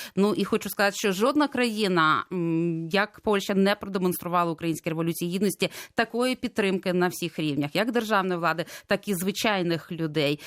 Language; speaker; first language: Ukrainian; native; Ukrainian